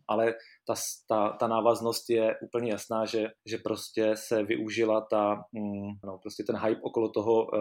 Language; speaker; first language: Czech; native; Czech